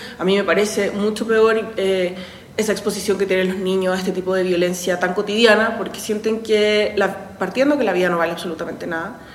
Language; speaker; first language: Spanish; native; Spanish